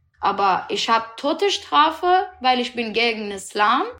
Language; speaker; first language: German; non-native, learner; Persian